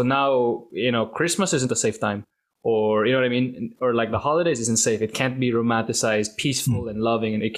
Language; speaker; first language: English; non-native, local second language; Filipino